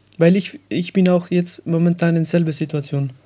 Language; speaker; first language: German; non-native, learner; Persian